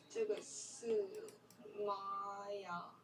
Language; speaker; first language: Chinese; non-native, learner; Korean